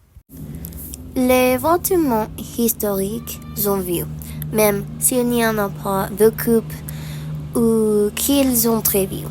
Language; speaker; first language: French; non-native, learner; Spanish